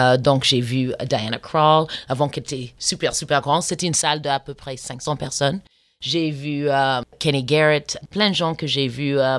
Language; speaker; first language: French; non-native, fluent; English